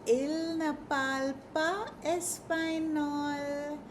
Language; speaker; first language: French; non-native, fluent; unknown